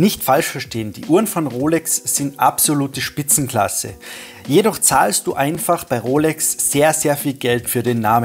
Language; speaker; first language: German; native; German